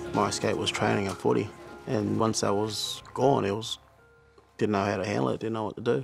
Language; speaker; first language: English; native; English